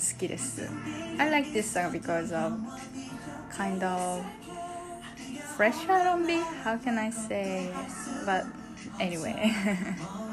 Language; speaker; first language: English; non-native, learner; Japanese